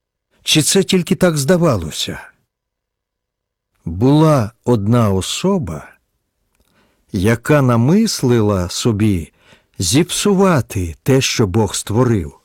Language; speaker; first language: Ukrainian; native; Ukrainian